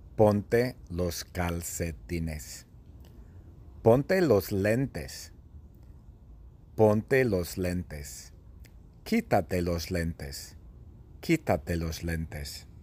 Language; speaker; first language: Spanish; non-native, fluent; English